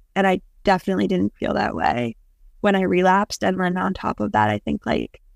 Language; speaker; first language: English; native; English